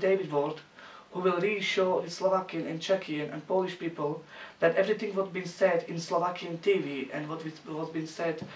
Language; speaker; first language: English; non-native, learner; Slovak